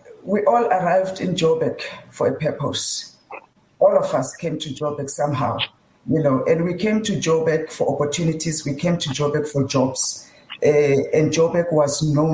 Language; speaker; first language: English; non-native, local second language; Tsonga